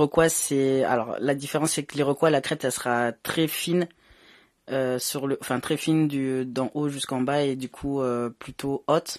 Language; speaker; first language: French; native; French